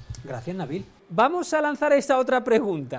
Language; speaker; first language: Spanish; native; Spanish